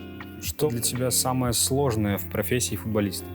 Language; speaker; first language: Russian; native; Russian